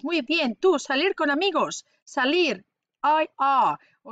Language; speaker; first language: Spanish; non-native, fluent; English